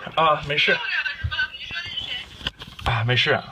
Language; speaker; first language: Chinese; non-native, learner; English